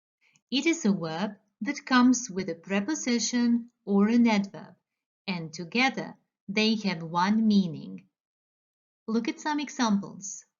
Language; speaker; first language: English; non-native, fluent; Croatian